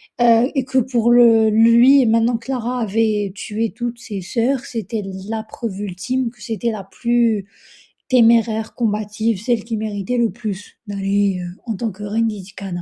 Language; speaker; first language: French; native; French